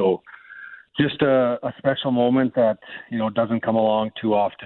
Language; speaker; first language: English; native; English